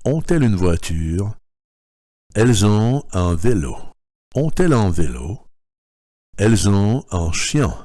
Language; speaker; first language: French; non-native, fluent; Russian